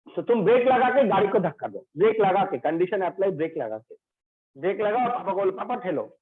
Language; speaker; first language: Hindi; non-native, local second language; Bangla